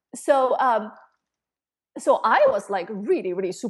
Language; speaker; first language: English; non-native, fluent; Chinese